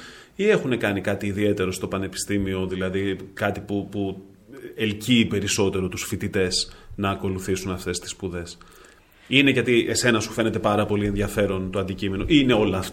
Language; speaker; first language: Greek; native; Greek